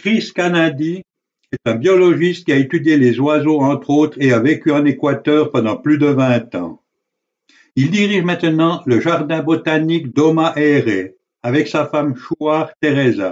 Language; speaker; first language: French; native; French